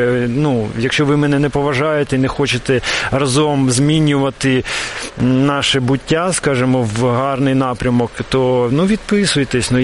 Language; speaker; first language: Ukrainian; non-native, local second language; Russian